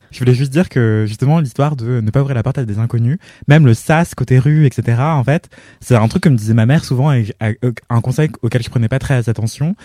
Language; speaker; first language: French; native; French